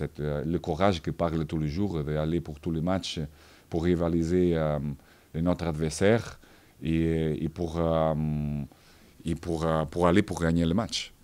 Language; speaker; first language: French; non-native, fluent; Portuguese